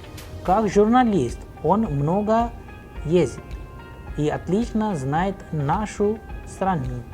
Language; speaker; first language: Russian; non-native, fluent; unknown